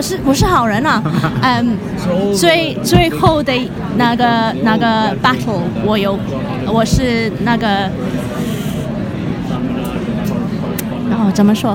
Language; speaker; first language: Chinese; non-native, local second language; Cantonese